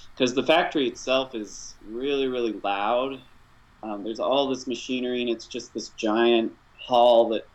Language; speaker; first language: English; native; English